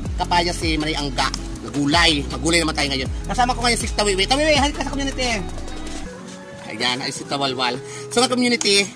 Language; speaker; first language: Filipino; non-native, local second language; Bikol